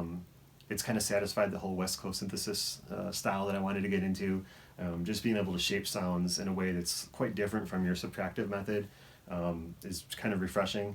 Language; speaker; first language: English; native; English